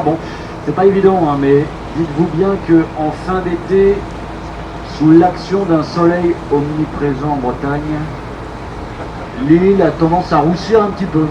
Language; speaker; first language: French; native; French